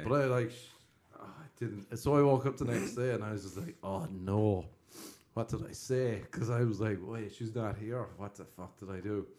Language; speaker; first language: English; native; English